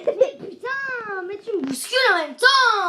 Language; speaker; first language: French; native; French